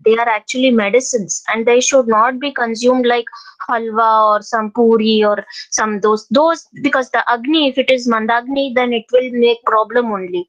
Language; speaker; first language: English; non-native, local second language; Hindi